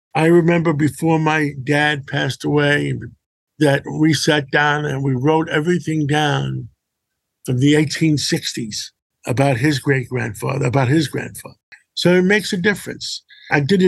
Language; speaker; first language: English; early bilingual, other home language; Greek